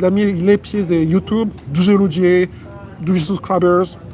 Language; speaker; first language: Polish; non-native, learner; French